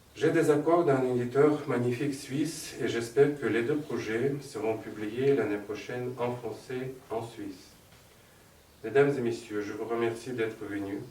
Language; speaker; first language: French; non-native, fluent; Russian